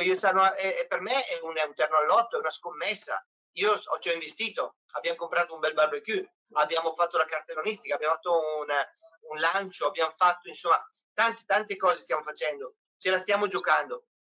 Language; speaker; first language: Italian; native; Italian